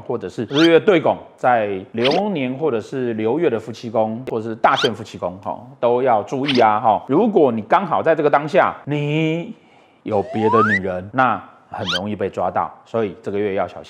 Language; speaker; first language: Chinese; native; Chinese